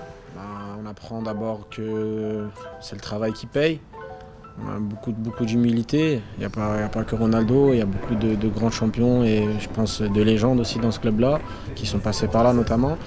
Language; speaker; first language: French; early bilingual, other home language; Arabic